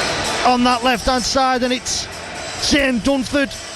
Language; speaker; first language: English; native; English